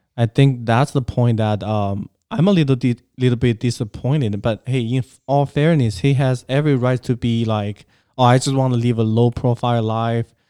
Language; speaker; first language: English; non-native, fluent; Chinese